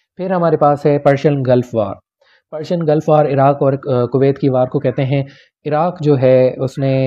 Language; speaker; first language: Urdu; non-native, local second language; Punjabi